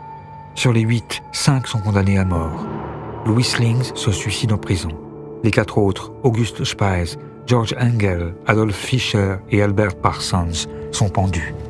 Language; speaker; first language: French; native; French